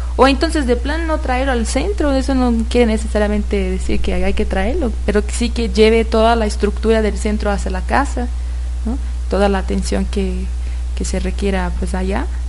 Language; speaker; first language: Spanish; non-native, fluent; Portuguese